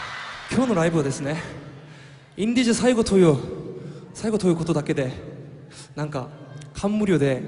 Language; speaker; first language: Japanese; non-native, fluent; Korean